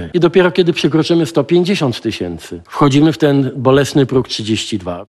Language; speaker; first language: Polish; native; Polish